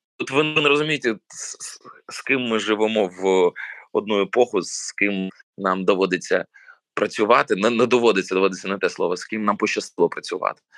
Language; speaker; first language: Ukrainian; non-native, local second language; Russian